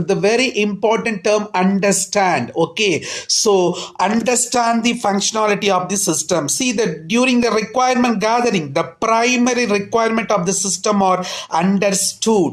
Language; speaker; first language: English; non-native, local second language; Tamil